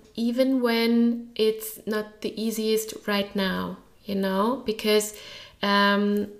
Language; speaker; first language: English; non-native, fluent; German